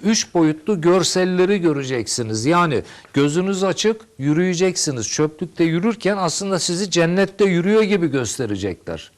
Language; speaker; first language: Turkish; native; Turkish